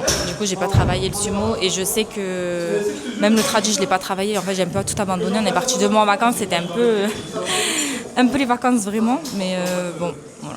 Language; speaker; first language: French; native; French